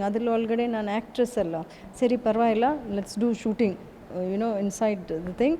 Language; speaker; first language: Kannada; early bilingual, heritage; English